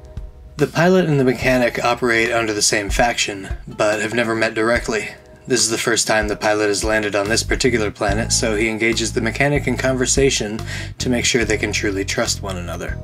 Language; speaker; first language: English; native; English